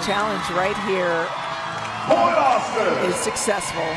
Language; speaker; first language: English; native; English